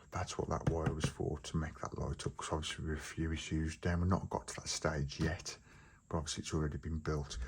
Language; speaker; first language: English; native; English